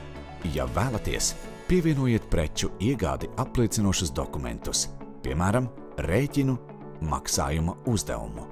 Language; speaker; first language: Latvian; native; Latvian